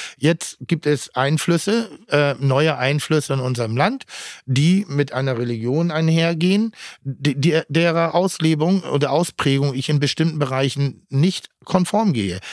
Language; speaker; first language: German; native; German